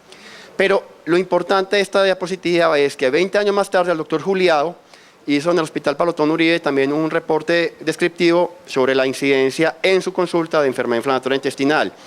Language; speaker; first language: Spanish; native; Spanish